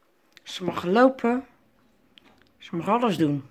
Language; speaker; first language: Dutch; native; Dutch